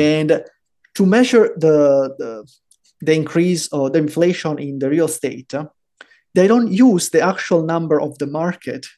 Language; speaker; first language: English; non-native, fluent; Italian